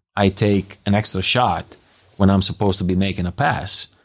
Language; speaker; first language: English; non-native, fluent; Italian